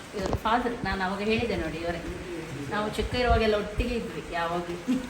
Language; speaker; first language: Kannada; native; Kannada